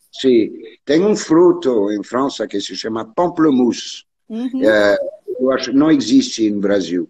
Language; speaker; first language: Portuguese; non-native, learner; French